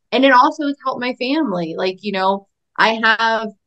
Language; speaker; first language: English; native; English